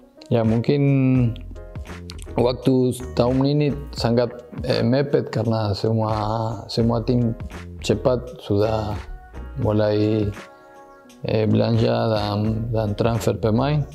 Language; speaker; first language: Indonesian; non-native, fluent; Spanish